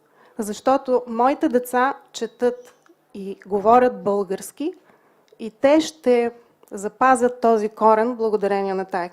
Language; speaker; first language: Bulgarian; early bilingual, heritage; Bulgarian